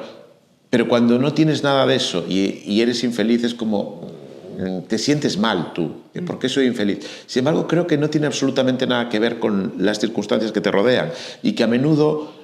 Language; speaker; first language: Spanish; native; Spanish